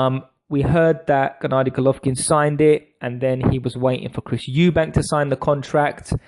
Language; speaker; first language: English; native; English